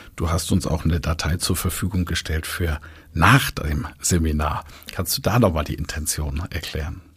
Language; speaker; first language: German; native; German